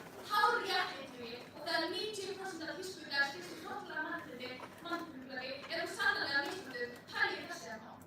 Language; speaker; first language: Icelandic; native; Icelandic